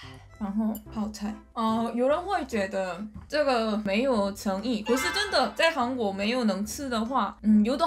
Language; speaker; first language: Chinese; non-native, fluent; Korean